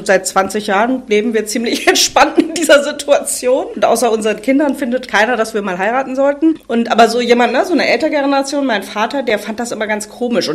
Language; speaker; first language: German; native; German